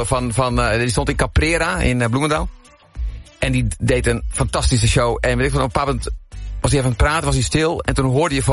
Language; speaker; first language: Dutch; native; Dutch